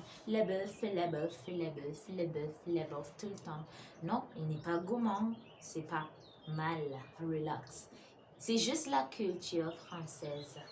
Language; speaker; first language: French; non-native, fluent; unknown